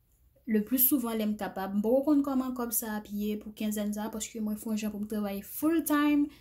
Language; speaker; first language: French; non-native, learner; Haitian Creole